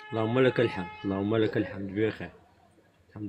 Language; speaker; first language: Arabic; native; Arabic